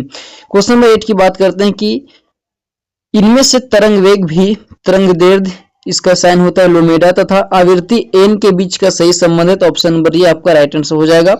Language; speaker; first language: Hindi; native; Hindi